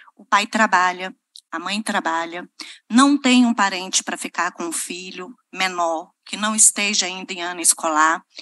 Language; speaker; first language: Portuguese; native; Portuguese